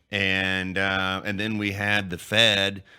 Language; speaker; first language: English; native; English